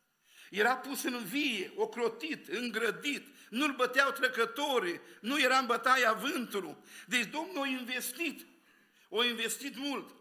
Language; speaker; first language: Romanian; native; Romanian